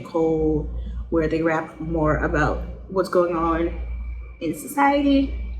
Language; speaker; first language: English; native; English